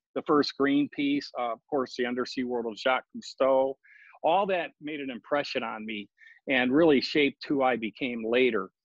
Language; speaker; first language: English; native; English